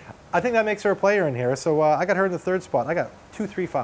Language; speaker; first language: English; native; English